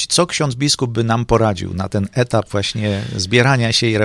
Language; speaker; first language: Polish; native; Polish